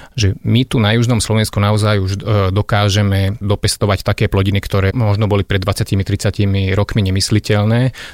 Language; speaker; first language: Slovak; non-native, local second language; Hungarian